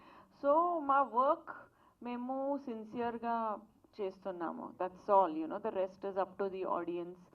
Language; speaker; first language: Telugu; non-native, learner; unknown